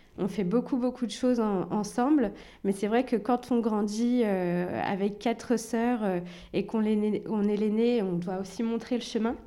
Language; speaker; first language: French; early bilingual, other home language; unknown